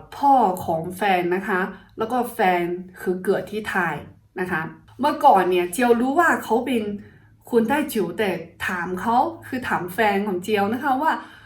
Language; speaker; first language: Thai; non-native, fluent; Chinese